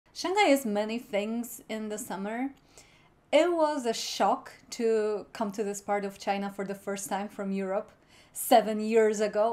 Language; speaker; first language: English; non-native, fluent; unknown